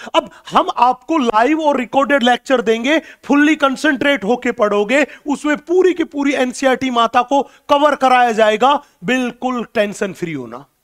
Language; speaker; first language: Hindi; native; Hindi